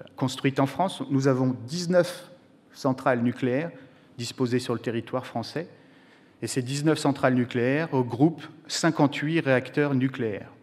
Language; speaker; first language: French; native; French